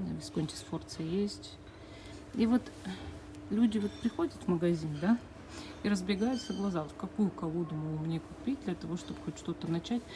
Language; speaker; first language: Russian; native; Russian